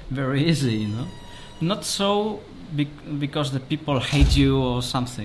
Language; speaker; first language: English; non-native, learner; Spanish